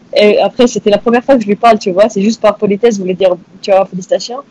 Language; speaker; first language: French; non-native, local second language; Arabic